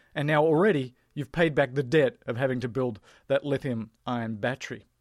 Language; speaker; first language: English; native; English